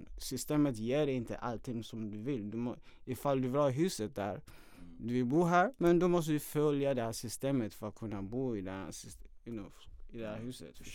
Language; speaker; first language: Swedish; non-native, fluent; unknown